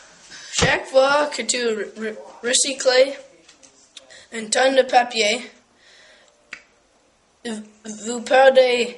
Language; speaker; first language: French; non-native, learner; English